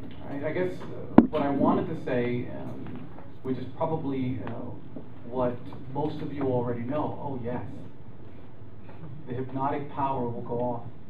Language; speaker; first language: English; early bilingual, other home language; Spanish